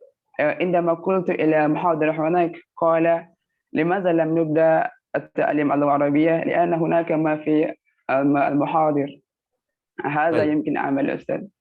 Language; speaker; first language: Arabic; non-native, learner; Indonesian